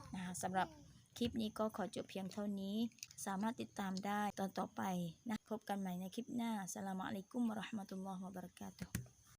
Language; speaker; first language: Thai; non-native, local second language; Pattani Malay